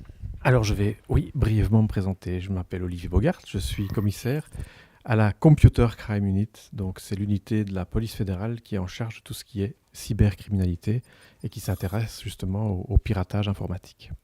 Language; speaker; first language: French; native; French